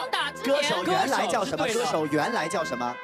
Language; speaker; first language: Chinese; native; Chinese